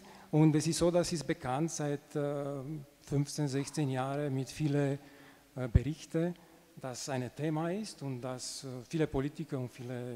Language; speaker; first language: German; non-native, fluent; Romanian